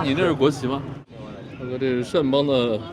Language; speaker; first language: Chinese; native; Chinese